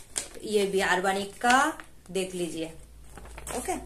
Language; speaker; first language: Hindi; non-native, local second language; Bangla